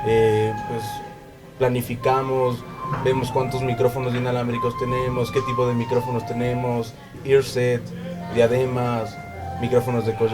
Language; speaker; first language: Spanish; native; Spanish